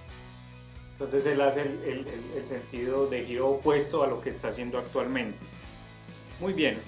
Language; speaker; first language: Spanish; native; Spanish